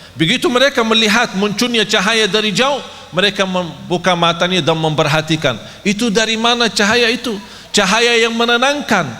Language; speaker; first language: Malay; non-native, fluent; Arabic